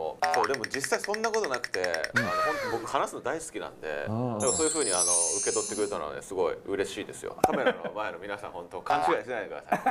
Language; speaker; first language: Japanese; native; Japanese